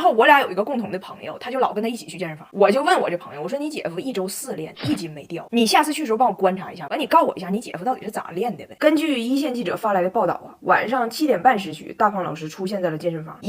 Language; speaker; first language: Chinese; native; Chinese